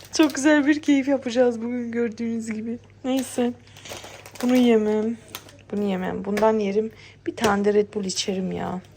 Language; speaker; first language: Turkish; early bilingual, heritage; Turkish